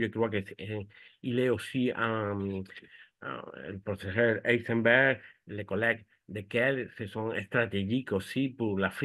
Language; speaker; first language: French; non-native, fluent; Spanish